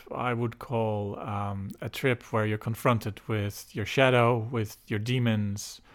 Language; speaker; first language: English; non-native, fluent; Dutch